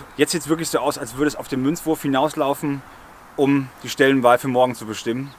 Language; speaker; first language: German; native; German